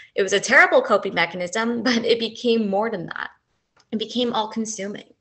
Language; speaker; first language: English; native; English